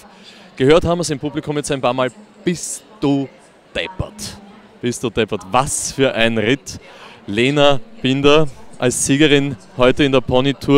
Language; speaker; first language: German; native; German